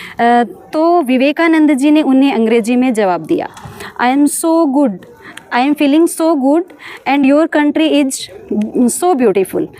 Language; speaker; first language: Hindi; native; Hindi